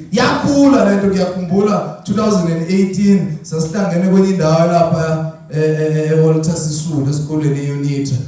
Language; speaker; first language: Zulu; non-native, local second language; Xhosa